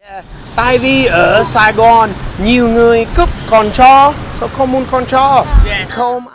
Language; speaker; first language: Vietnamese; non-native, learner; English